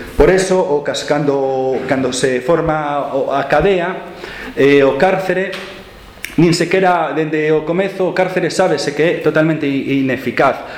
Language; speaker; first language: Galician; non-native, local second language; Spanish